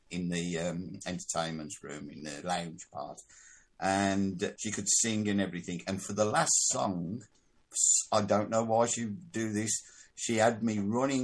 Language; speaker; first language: English; native; English